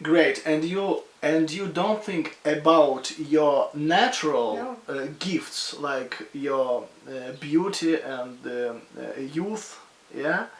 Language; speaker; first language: English; non-native, fluent; Russian